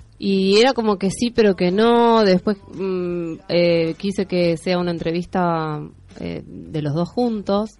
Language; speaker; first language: Spanish; native; Spanish